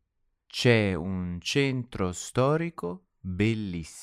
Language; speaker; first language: Italian; non-native, learner; English